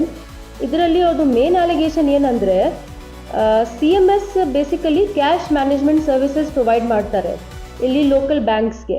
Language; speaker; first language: Kannada; non-native, fluent; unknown